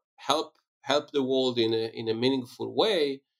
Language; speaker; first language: English; non-native, fluent; Hebrew